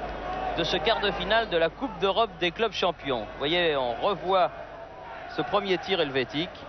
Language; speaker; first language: French; native; French